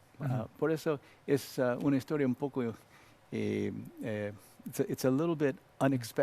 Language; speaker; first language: Spanish; non-native, learner; Korean